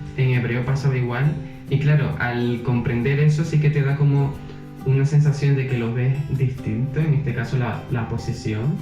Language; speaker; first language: Spanish; native; Spanish